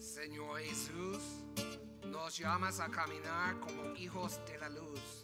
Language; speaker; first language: Spanish; non-native, learner; English